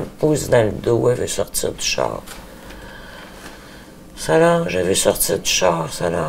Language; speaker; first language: French; native; French